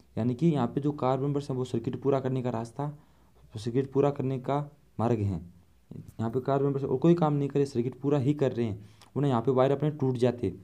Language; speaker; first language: Hindi; native; Hindi